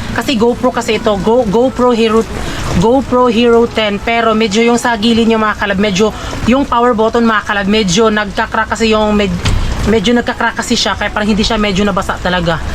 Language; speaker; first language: Filipino; non-native, local second language; Cebuano